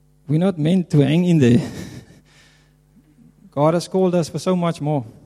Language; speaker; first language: English; non-native, local second language; Afrikaans